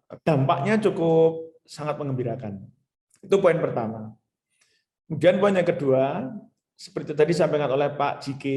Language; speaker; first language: Indonesian; native; Indonesian